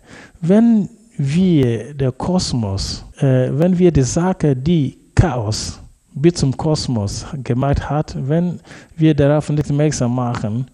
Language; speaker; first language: German; non-native, fluent; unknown